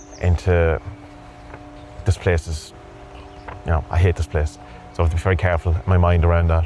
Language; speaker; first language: English; native; English